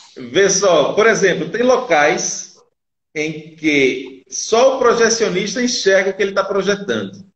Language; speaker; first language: Portuguese; native; Portuguese